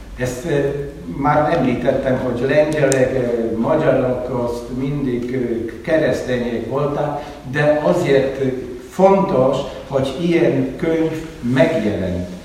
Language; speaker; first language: Hungarian; non-native, fluent; Polish